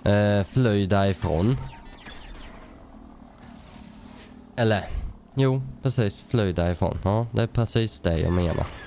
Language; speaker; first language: Swedish; native; Swedish